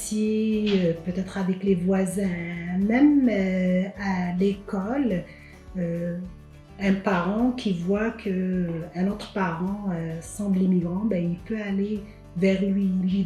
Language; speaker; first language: French; non-native, local second language; Arabic